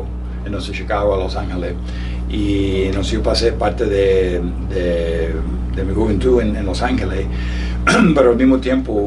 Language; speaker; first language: Spanish; early bilingual, heritage; Spanish